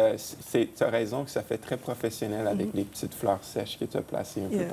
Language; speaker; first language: French; native; French